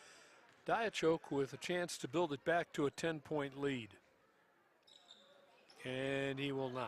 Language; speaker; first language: English; native; English